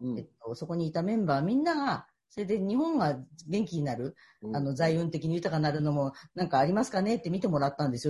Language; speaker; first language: Japanese; native; Japanese